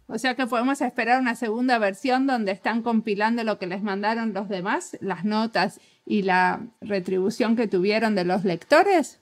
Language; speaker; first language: Spanish; native; Spanish